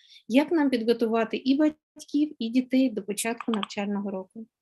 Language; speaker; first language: Ukrainian; native; Ukrainian